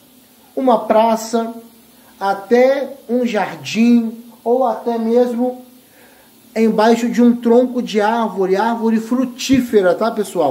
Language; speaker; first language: Portuguese; native; Portuguese